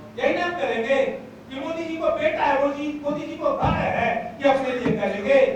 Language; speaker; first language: Hindi; native; Hindi